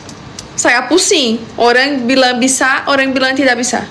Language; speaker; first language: Indonesian; non-native, learner; Portuguese